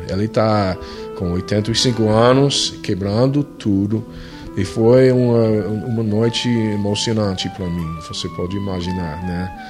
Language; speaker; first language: Portuguese; non-native, fluent; English